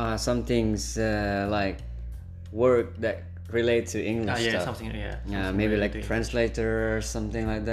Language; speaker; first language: English; non-native, fluent; Indonesian